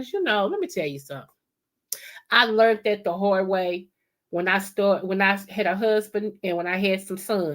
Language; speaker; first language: English; native; English